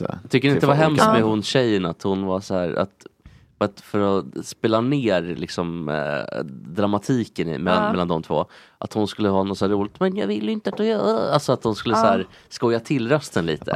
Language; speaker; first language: Swedish; native; Swedish